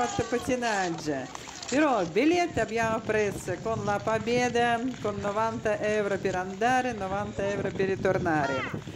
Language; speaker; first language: Italian; non-native, learner; Russian